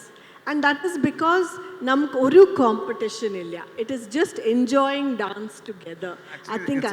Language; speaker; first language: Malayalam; non-native, fluent; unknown